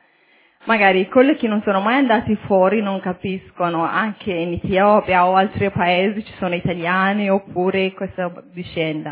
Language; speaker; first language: Italian; early bilingual, other home language; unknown